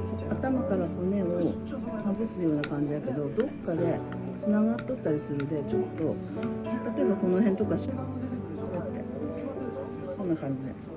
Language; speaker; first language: Japanese; native; Japanese